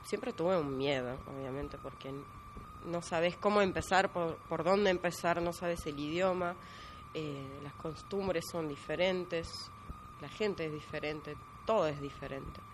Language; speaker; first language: Spanish; non-native, fluent; Georgian